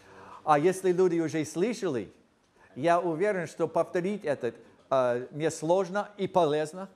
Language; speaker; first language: Russian; non-native, fluent; English